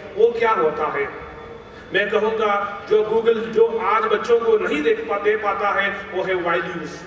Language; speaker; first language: Hindi; non-native, local second language; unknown